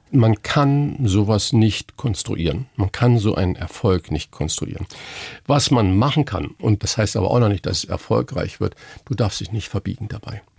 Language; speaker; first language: German; native; German